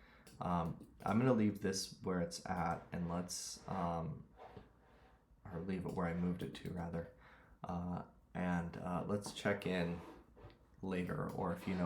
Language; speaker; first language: English; native; English